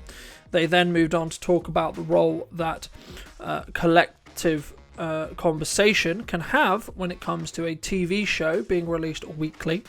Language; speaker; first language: English; native; English